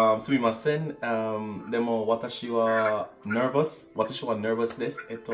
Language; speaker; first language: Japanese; non-native, learner; English